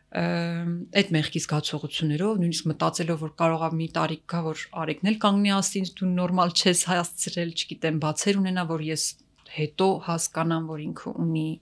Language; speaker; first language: Armenian; native; Armenian